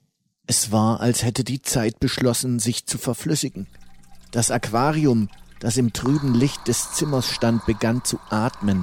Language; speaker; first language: German; native; German